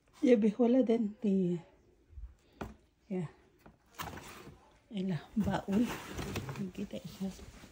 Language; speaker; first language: Danish; non-native, learner; Filipino